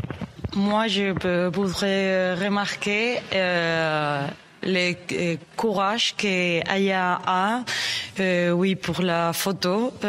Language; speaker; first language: French; non-native, learner; Spanish